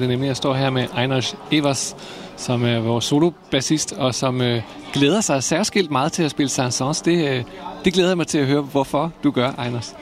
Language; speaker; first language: Danish; native; Danish